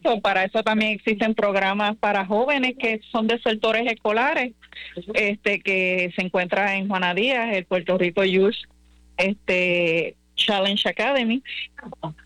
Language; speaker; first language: Spanish; native; Spanish